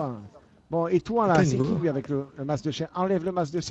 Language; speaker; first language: French; native; French